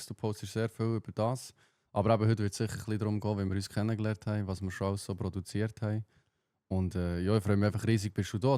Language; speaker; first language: German; native; German